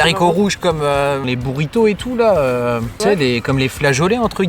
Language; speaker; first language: French; native; French